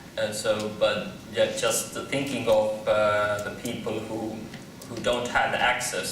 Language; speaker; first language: English; non-native, fluent; Estonian